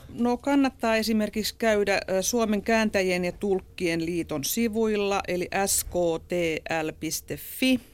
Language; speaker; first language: Finnish; native; Finnish